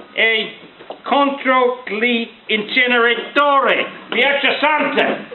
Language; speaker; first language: Italian; non-native, learner; English